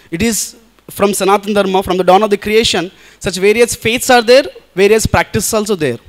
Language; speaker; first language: English; non-native, local second language; Telugu